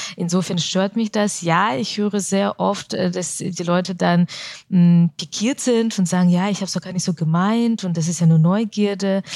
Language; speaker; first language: German; early bilingual, other home language; Russian